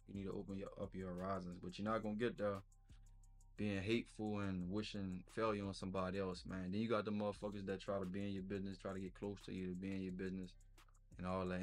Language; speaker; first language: English; native; English